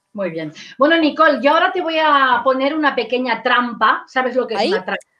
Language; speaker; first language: Spanish; native; Spanish